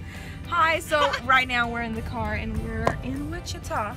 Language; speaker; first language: English; non-native, fluent; Danish